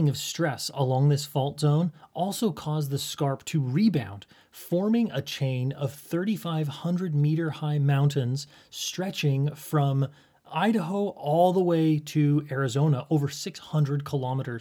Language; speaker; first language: English; native; English